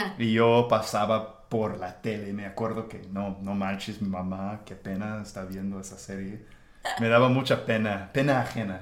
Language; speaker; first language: Spanish; non-native, fluent; English